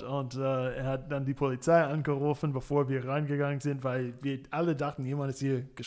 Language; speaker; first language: German; non-native, fluent; English